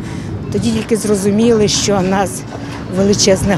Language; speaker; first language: Ukrainian; native; Ukrainian